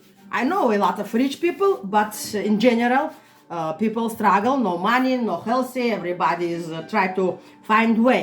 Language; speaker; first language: English; non-native, learner; Russian